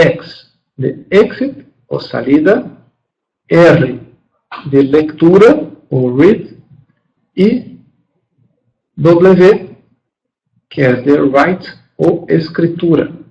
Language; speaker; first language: Spanish; non-native, fluent; Portuguese